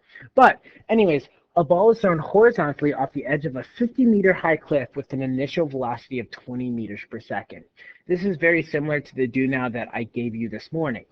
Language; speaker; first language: English; native; English